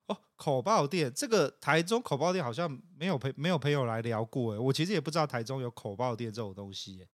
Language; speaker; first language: Chinese; native; Chinese